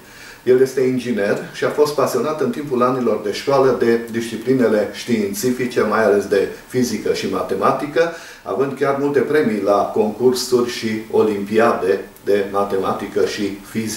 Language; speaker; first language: Romanian; native; Romanian